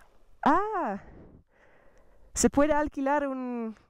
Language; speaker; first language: Spanish; non-native, learner; Dutch